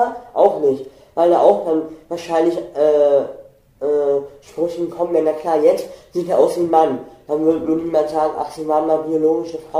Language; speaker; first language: German; native; German